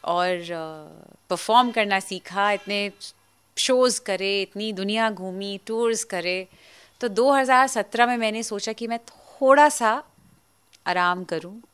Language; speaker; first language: Hindi; native; Hindi